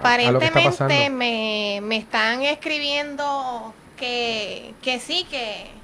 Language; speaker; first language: Spanish; native; Spanish